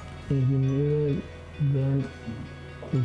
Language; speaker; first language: German; non-native, learner; Spanish